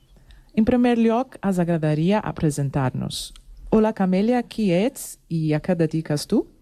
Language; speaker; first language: Catalan; non-native, learner; Portuguese